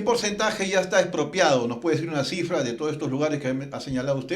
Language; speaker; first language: Spanish; native; Spanish